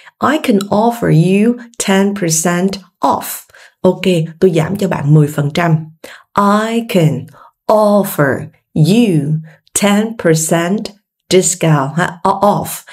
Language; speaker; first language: English; non-native, fluent; Vietnamese